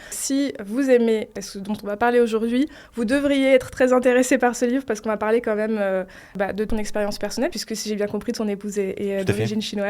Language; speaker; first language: French; native; French